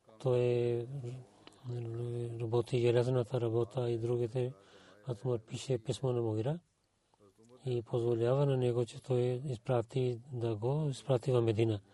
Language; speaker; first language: Bulgarian; non-native, learner; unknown